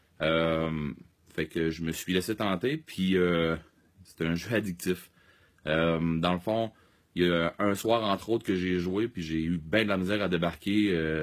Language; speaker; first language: French; native; French